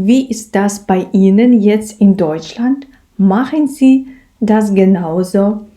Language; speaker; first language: German; non-native, fluent; Ukrainian